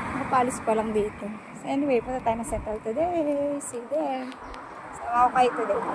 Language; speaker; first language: Filipino; native; Filipino